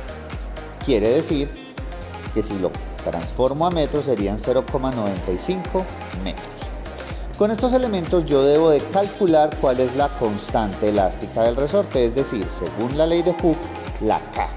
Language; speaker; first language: Spanish; native; Spanish